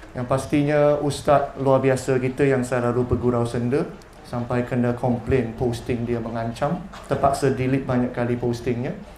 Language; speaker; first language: Malay; non-native, local second language; Chinese